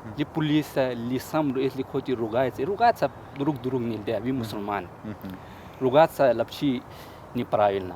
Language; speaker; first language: Russian; non-native, learner; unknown